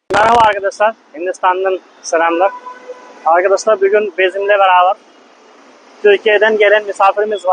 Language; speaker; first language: Turkish; non-native, fluent; Hindi